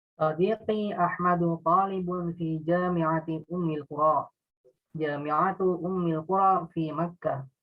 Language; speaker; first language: Arabic; non-native, learner; Indonesian